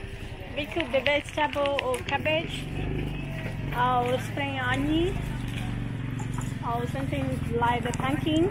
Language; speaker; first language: English; non-native, learner; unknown